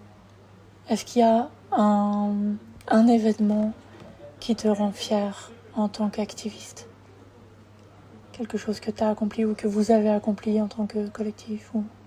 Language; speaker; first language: French; native; French